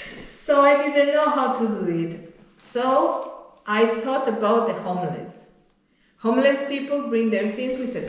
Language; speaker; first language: English; non-native, fluent; Spanish